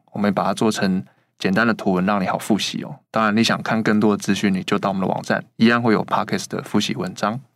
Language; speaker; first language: Chinese; native; Chinese